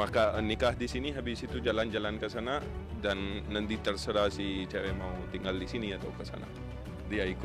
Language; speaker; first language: Indonesian; non-native, fluent; Urdu